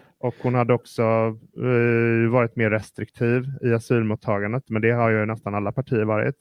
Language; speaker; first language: Swedish; native; Swedish